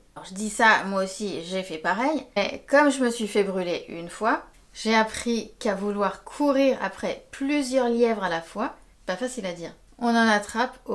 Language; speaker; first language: French; native; French